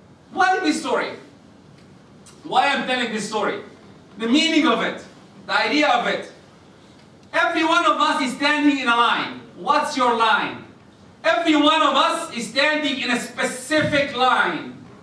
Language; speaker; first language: English; non-native, fluent; Arabic